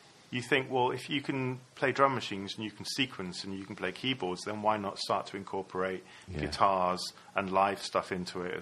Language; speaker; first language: English; native; English